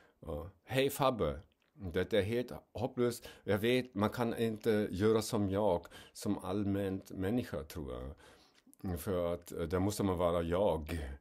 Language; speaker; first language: Swedish; non-native, fluent; German